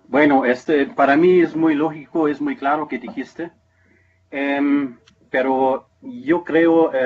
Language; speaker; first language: Spanish; non-native, fluent; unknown